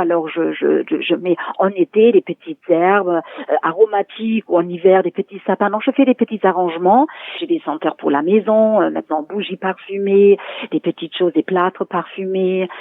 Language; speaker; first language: French; non-native, fluent; German